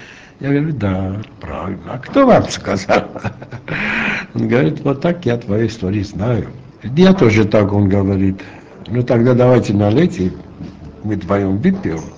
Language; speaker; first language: Russian; non-native, local second language; Armenian